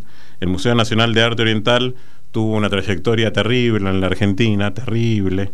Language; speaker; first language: Spanish; native; Spanish